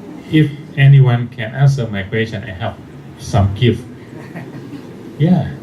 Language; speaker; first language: English; non-native, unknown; Thai